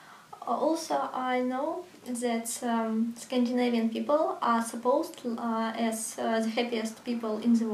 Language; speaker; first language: English; non-native, learner; Russian